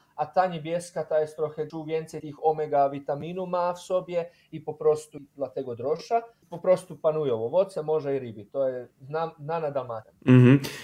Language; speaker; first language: Polish; non-native, learner; Croatian